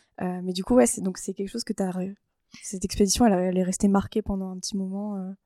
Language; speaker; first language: French; native; French